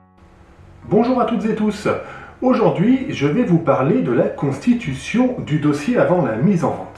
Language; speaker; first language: French; native; French